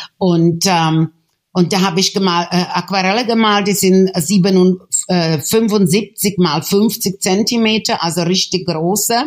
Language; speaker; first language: German; non-native, fluent; Czech